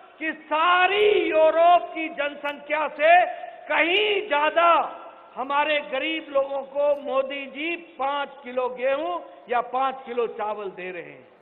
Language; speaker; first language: Hindi; native; Hindi